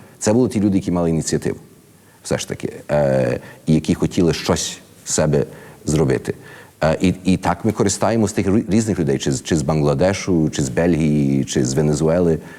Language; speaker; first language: Ukrainian; early bilingual, heritage; Ukrainian